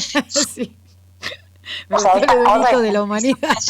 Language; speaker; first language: Spanish; native; Spanish